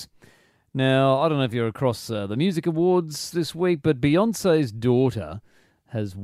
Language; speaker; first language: English; native; English